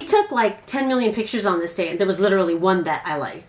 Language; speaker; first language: English; native; English